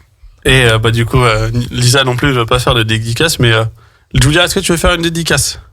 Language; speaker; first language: French; native; French